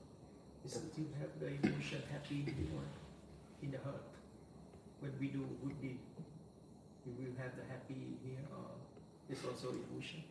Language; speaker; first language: English; non-native, learner; Vietnamese